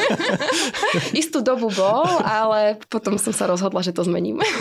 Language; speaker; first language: Slovak; native; Slovak